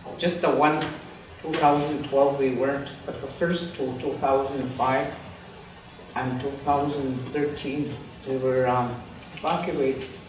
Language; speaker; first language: English; native; English